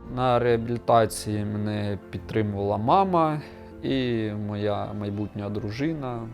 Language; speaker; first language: Ukrainian; native; Ukrainian